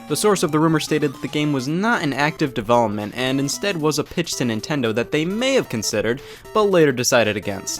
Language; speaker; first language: English; native; English